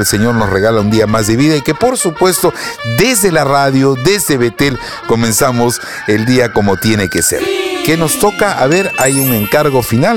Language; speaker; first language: Spanish; native; Spanish